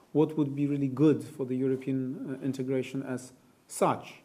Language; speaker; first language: English; non-native, fluent; Polish